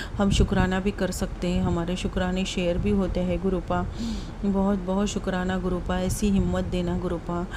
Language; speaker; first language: Hindi; non-native, local second language; Marathi